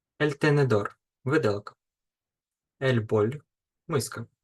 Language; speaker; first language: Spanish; non-native, fluent; Ukrainian